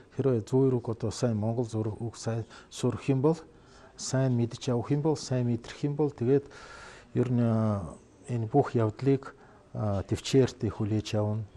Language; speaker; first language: Mongolian; non-native, fluent; Russian